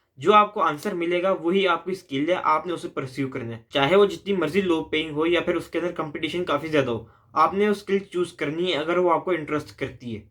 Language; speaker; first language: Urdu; native; Urdu